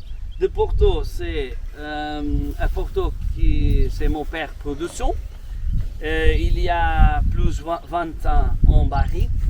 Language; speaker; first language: French; non-native, learner; Portuguese